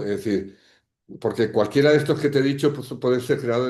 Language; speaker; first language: Spanish; native; Spanish